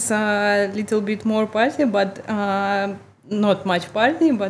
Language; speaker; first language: English; non-native, learner; Russian